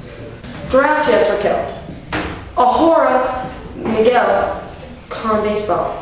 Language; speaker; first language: Spanish; non-native, learner; English